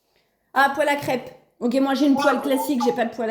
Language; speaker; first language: French; native; French